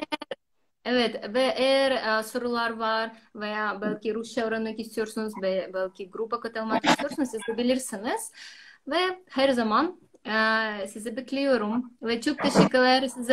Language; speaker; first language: Turkish; non-native, learner; Russian